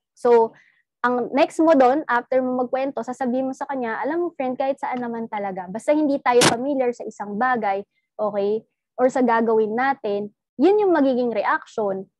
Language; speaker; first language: Filipino; non-native, local second language; Cebuano